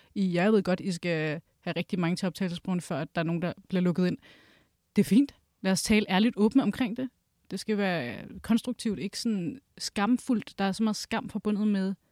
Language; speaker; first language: Danish; early bilingual, other home language; Kurdish